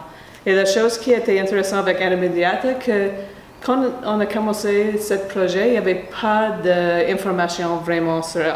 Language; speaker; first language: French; non-native, fluent; English